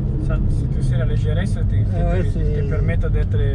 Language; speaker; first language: French; non-native, fluent; Italian